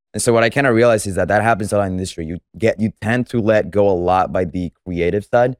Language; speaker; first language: English; non-native, fluent; Spanish